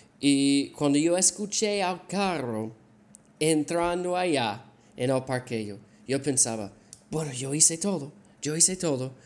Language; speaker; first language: Spanish; non-native, learner; English